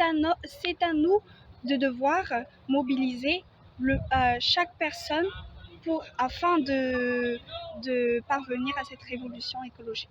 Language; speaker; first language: French; non-native, local second language; Malagasy